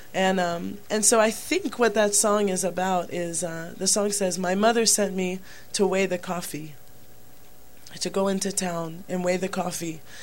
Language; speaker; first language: English; native; English